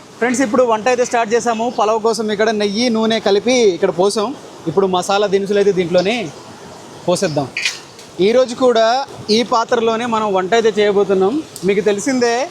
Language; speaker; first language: Telugu; non-native, local second language; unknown